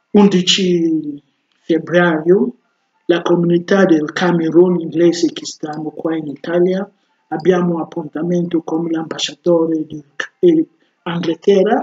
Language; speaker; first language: Italian; non-native, fluent; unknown